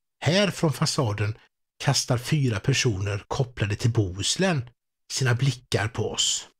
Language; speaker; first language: Swedish; native; Swedish